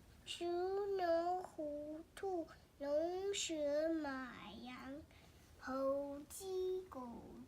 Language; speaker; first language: Chinese; early bilingual, heritage; Chinese